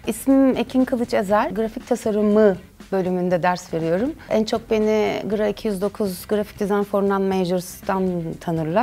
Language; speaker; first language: Turkish; native; Turkish